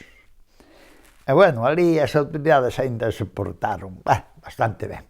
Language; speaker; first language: Galician; native; Galician